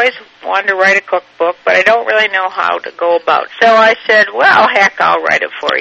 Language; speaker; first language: English; native; English